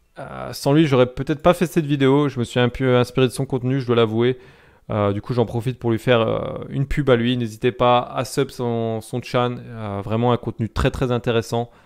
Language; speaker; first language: French; native; French